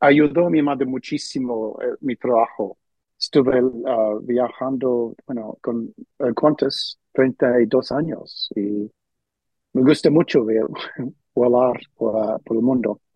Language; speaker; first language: Spanish; early bilingual, heritage; Spanish